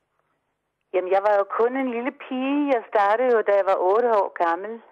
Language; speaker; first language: Danish; native; Danish